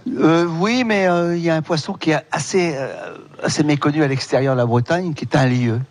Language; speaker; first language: French; native; French